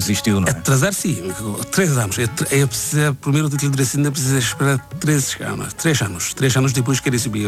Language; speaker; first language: Portuguese; non-native, learner; Bangla